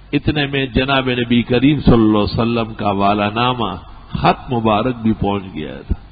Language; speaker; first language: Urdu; non-native, local second language; Pashto